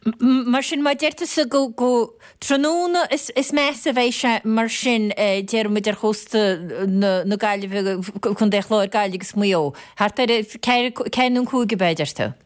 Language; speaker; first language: Irish; native; Irish